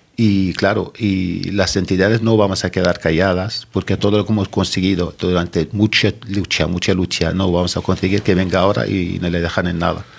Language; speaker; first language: Spanish; non-native, fluent; Arabic